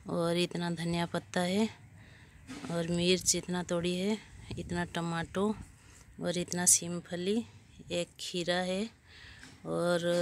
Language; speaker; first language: Hindi; non-native, local second language; Odia